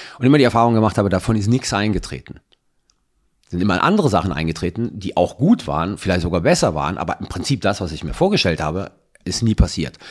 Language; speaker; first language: German; early bilingual, other home language; Italian